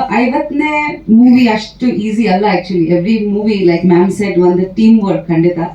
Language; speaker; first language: Kannada; non-native, fluent; Bangla